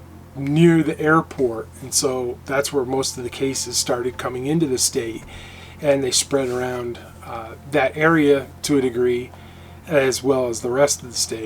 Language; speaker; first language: English; native; English